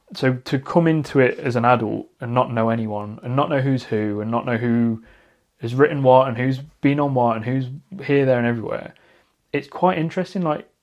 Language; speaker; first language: English; native; English